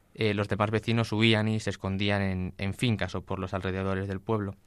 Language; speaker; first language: Spanish; native; Spanish